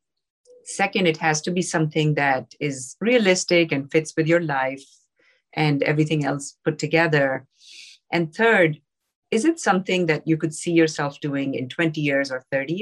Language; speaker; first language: English; non-native, local second language; Urdu